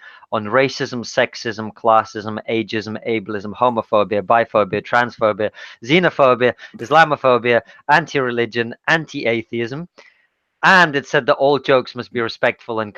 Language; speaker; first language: English; non-native, fluent; Russian